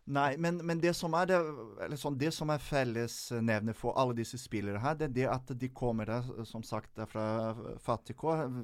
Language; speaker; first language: Norwegian; non-native, fluent; Portuguese